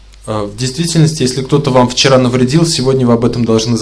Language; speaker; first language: Russian; native; Russian